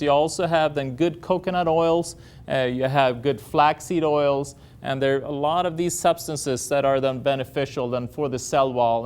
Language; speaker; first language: English; non-native, fluent; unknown